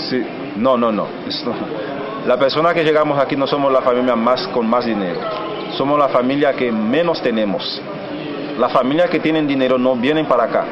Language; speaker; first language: Spanish; non-native, fluent; Haitian Creole